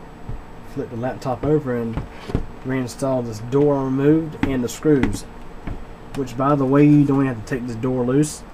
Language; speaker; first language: English; native; English